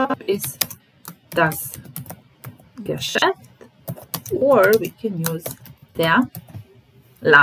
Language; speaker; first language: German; non-native, fluent; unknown